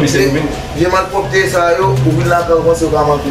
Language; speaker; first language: French; non-native, learner; Haitian Creole